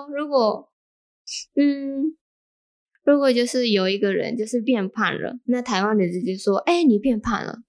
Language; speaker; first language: Chinese; non-native, fluent; Japanese